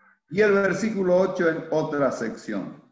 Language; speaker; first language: Spanish; native; Spanish